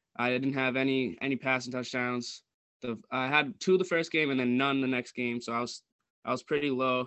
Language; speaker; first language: English; native; English